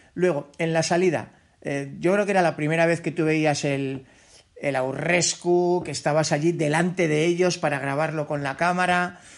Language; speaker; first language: Spanish; native; Spanish